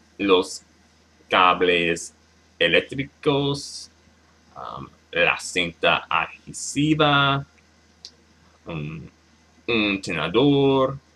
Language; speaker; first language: Spanish; non-native, learner; English